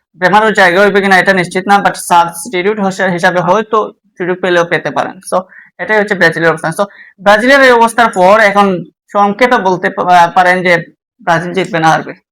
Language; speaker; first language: Bangla; native; Bangla